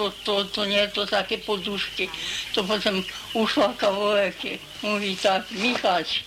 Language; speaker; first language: Polish; early bilingual, heritage; Polish